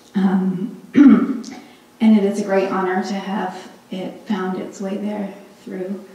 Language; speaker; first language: English; early bilingual, other home language; Hindi